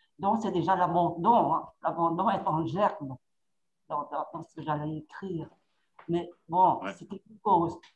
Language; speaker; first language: French; non-native, fluent; Vietnamese